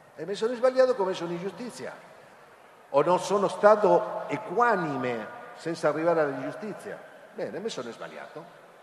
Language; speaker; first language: Italian; non-native, fluent; Spanish